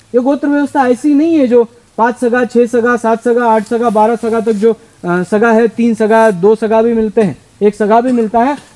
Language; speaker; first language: Hindi; non-native, local second language; Marathi